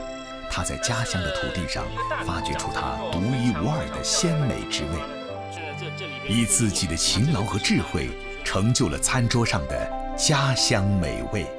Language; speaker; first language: Chinese; native; Chinese